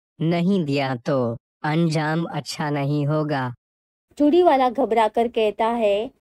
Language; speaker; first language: Hindi; native; Hindi